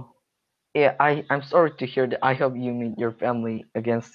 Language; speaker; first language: English; non-native, learner; Korean